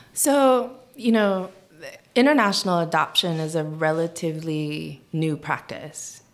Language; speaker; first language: English; early bilingual, other home language; Korean